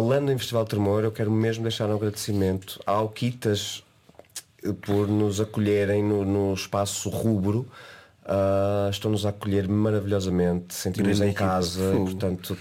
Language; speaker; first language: Portuguese; native; Portuguese